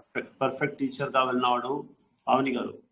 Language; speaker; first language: Telugu; non-native, learner; Hindi